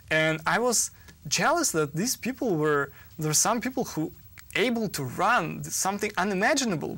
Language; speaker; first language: English; non-native, fluent; Russian